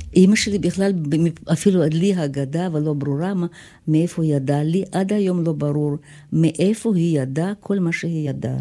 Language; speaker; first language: Hebrew; non-native, fluent; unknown